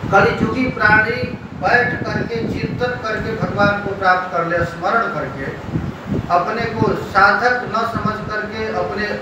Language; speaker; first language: Hindi; non-native, local second language; Bangla